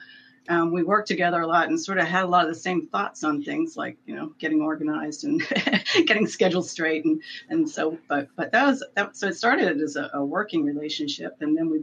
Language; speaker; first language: English; native; English